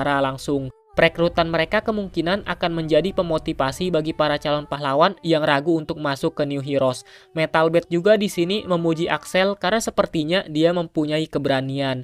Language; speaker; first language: Indonesian; native; Indonesian